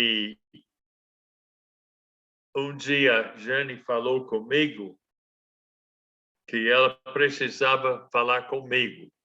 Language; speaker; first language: Portuguese; non-native, fluent; English